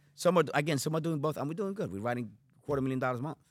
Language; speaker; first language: English; non-native, fluent; Spanish